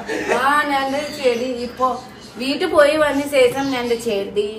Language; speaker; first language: Malayalam; non-native, learner; Nepali